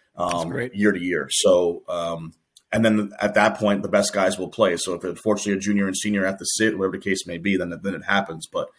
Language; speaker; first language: English; native; English